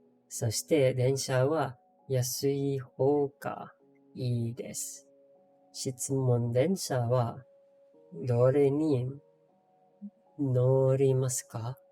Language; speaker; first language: Japanese; non-native, learner; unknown